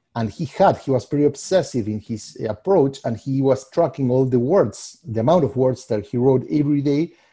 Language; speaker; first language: English; non-native, fluent; Spanish